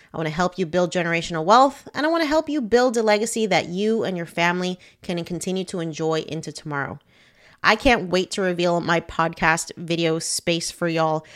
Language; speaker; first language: English; native; English